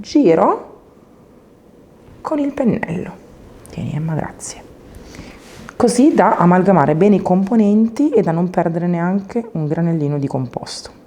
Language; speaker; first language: Italian; native; Italian